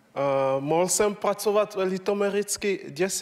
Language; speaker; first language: Czech; non-native, learner; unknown